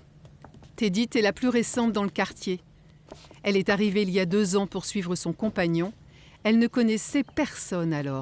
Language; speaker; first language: French; native; French